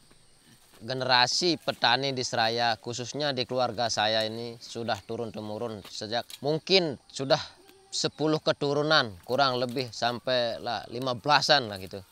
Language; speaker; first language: Indonesian; non-native, local second language; Balinese